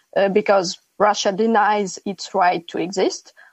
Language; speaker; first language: English; non-native, fluent; Ukrainian